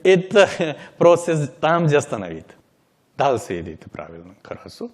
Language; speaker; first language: Russian; non-native, learner; Hindi